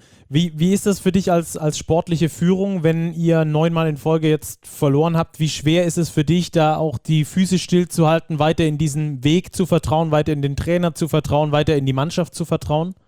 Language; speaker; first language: German; native; German